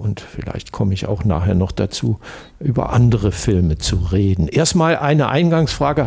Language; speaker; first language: German; native; German